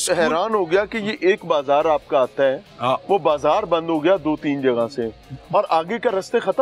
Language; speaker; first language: Urdu; native; Urdu